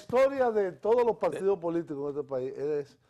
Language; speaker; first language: Spanish; native; Spanish